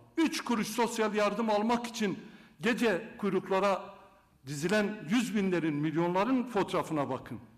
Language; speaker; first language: Turkish; non-native, local second language; Kurdish